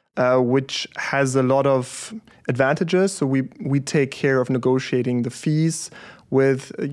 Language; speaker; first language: English; early bilingual, other home language; German